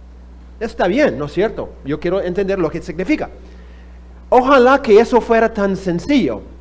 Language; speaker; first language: Spanish; non-native, fluent; English